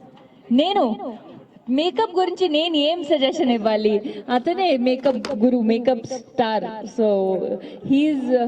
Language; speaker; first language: Telugu; non-native, local second language; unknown